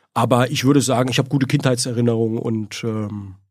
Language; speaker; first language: German; native; German